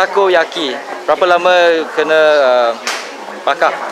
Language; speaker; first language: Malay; non-native, local second language; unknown